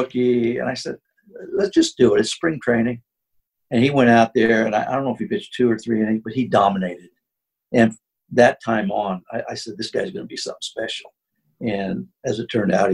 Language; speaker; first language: English; native; English